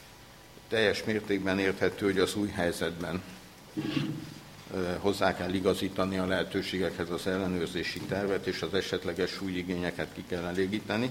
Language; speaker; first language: Hungarian; native; Hungarian